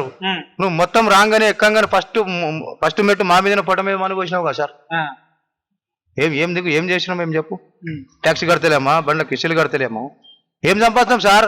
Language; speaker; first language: Telugu; native; Telugu